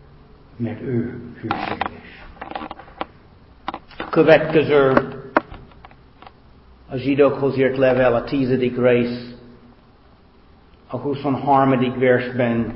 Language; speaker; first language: Hungarian; non-native, fluent; English